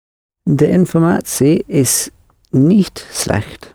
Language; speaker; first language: Dutch; non-native, learner; English